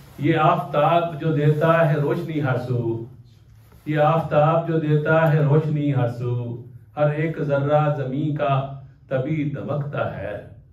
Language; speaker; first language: Urdu; non-native, local second language; Punjabi